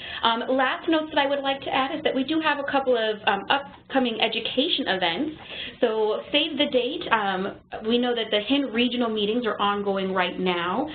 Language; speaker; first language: English; native; English